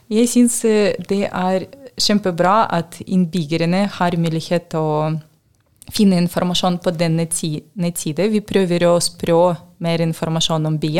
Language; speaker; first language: Norwegian; non-native, learner; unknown